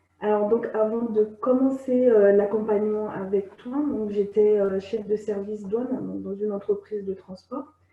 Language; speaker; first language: French; non-native, local second language; Sango